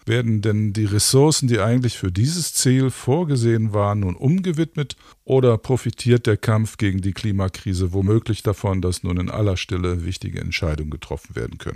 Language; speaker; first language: German; native; German